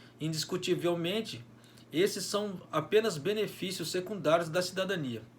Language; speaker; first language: Portuguese; native; Portuguese